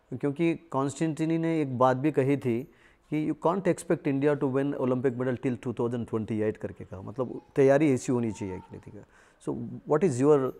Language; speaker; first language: Hindi; non-native, local second language; Telugu